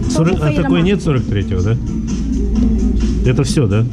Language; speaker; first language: Russian; native; Russian